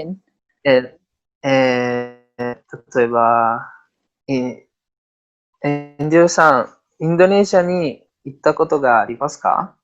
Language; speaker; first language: Japanese; non-native, learner; Italian